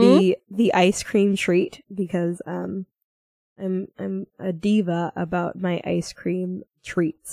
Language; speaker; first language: English; native; English